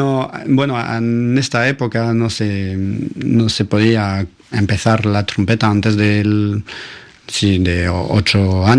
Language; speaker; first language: Spanish; non-native, fluent; French